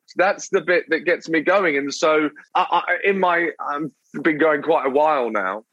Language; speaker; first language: English; native; English